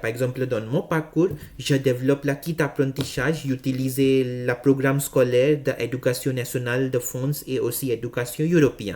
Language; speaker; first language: French; non-native, learner; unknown